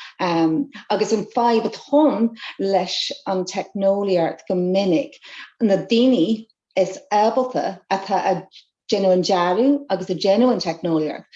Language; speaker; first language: Irish; non-native, local second language; English